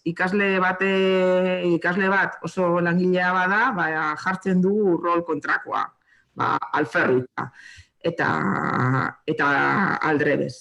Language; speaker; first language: Basque; non-native, local second language; Spanish